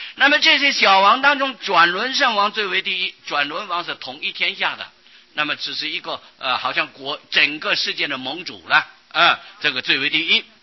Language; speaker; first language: Chinese; non-native, local second language; Hakka Chinese